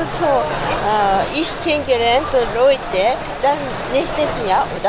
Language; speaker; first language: German; non-native, learner; Japanese